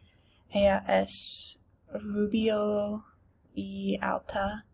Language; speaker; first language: Spanish; non-native, learner; English